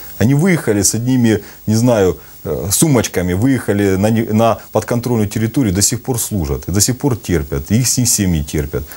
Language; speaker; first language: Russian; native; Russian